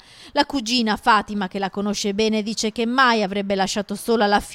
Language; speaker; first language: Italian; native; Italian